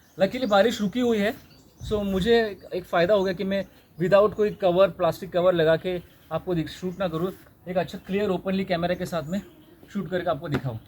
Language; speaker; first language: Hindi; non-native, local second language; Marathi